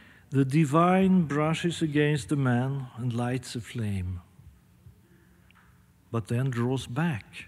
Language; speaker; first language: English; non-native, fluent; Swedish